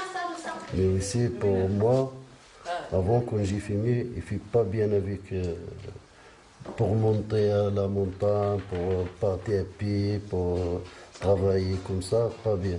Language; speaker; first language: French; non-native, local second language; Arabic